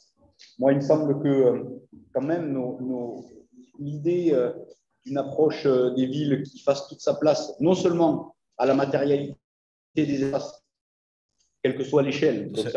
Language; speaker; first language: French; native; French